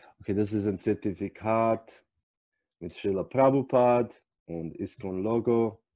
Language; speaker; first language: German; non-native, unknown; Serbian